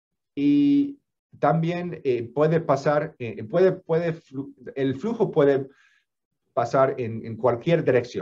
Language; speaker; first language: Spanish; non-native, fluent; English